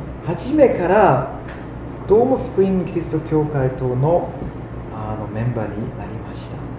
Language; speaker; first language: Japanese; non-native, fluent; German